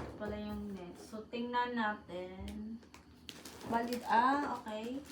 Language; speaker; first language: Filipino; non-native, local second language; Cebuano